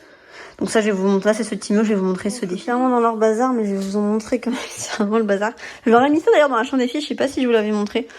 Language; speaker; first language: French; native; French